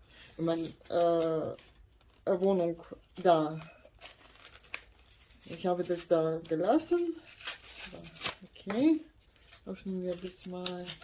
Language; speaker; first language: German; non-native, learner; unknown